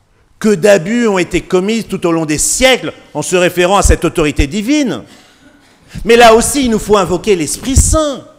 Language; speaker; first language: French; native; French